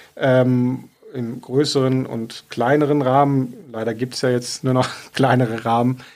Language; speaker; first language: German; native; German